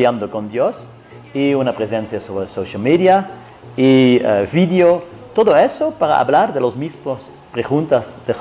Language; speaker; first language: Spanish; non-native, fluent; Italian